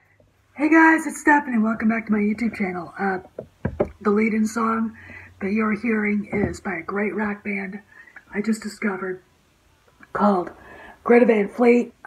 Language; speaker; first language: English; native; English